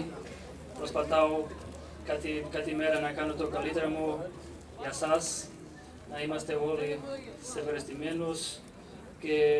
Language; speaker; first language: Greek; non-native, learner; Portuguese